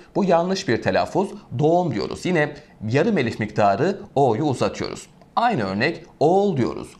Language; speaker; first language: Turkish; native; Turkish